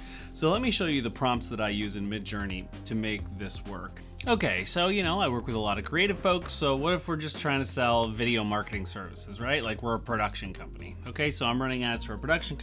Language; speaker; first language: English; native; English